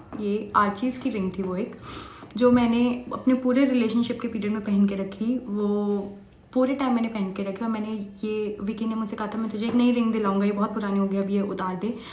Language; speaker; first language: Hindi; non-native, local second language; Bangla